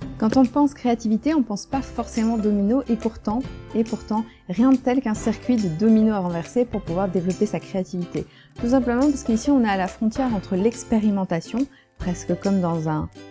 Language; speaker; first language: French; native; French